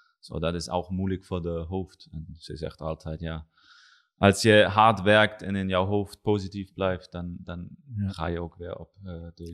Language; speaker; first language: Dutch; non-native, learner; German